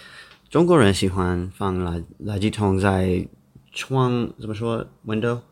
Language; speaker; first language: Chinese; non-native, learner; English